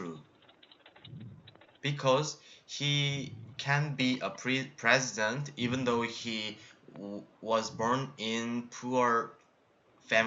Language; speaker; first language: English; non-native, learner; Korean